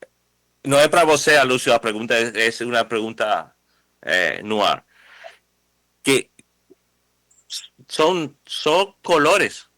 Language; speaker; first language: Portuguese; non-native, fluent; Spanish